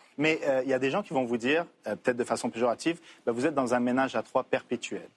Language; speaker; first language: French; native; French